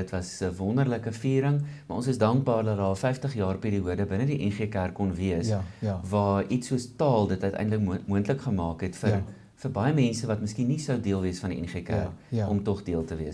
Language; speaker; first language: Afrikaans; native; Afrikaans